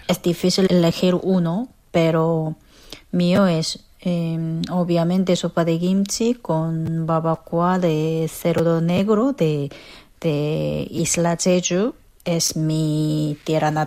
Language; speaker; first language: Spanish; non-native, learner; Korean